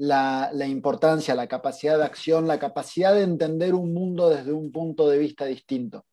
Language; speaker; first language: Spanish; native; Spanish